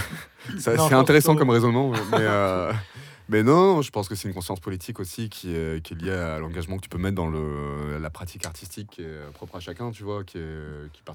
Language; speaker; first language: French; native; French